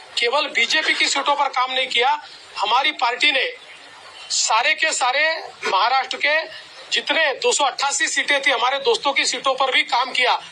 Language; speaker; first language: Hindi; non-native, local second language; Marathi